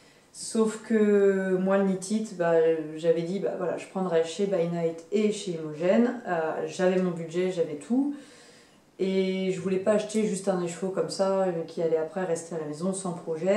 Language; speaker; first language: French; native; French